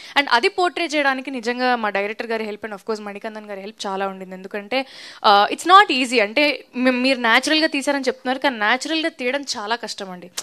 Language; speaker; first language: Telugu; native; Telugu